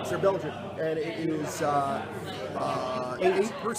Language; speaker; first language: English; native; English